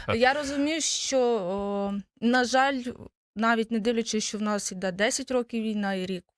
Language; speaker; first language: Ukrainian; native; Ukrainian